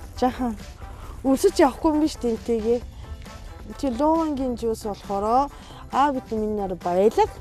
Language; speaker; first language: Mongolian; non-native, fluent; Japanese